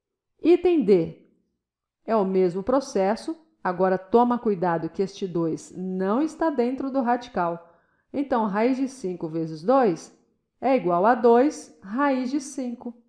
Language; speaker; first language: Portuguese; native; Portuguese